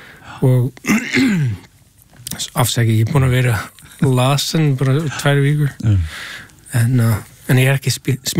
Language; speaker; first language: Icelandic; non-native, learner; English